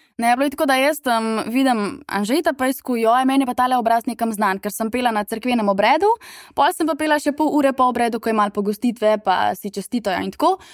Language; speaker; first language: Slovenian; native; Slovenian